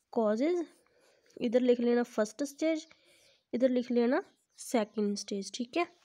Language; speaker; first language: Hindi; non-native, local second language; Punjabi